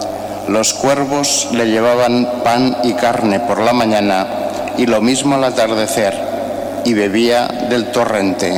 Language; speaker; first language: Spanish; native; Spanish